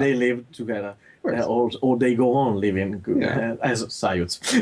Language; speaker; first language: English; non-native, learner; Italian